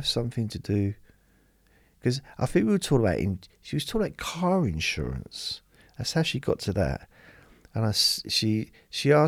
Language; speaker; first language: English; native; English